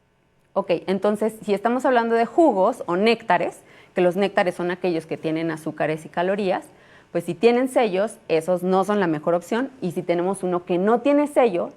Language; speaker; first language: Spanish; native; Spanish